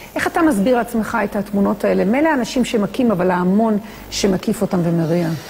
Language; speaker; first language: Hebrew; native; Hebrew